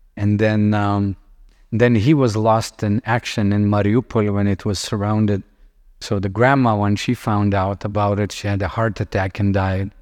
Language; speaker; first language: English; non-native, fluent; Lithuanian